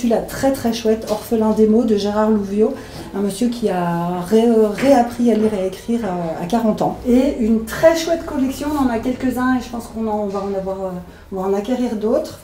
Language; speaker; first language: French; native; French